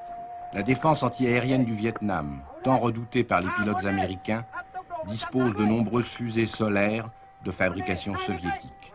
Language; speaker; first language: French; native; French